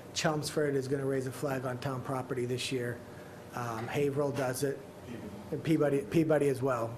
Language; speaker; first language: English; native; English